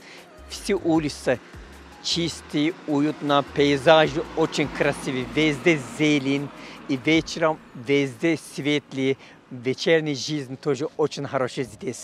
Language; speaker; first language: Russian; non-native, learner; Turkish